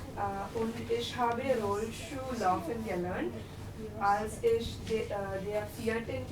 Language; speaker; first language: German; non-native, learner; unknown